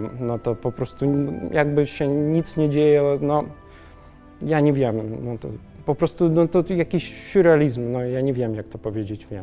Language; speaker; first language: Polish; non-native, learner; Russian